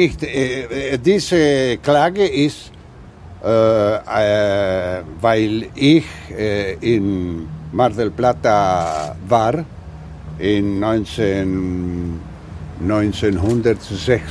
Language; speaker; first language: German; early bilingual, heritage; German